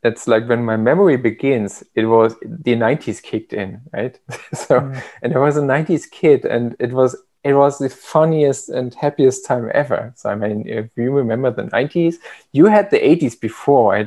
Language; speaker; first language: English; non-native, fluent; German